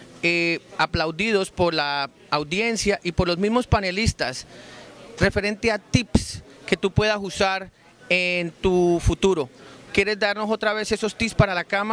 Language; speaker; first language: Spanish; native; Spanish